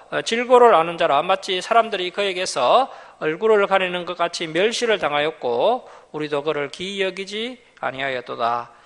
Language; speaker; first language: Korean; native; Korean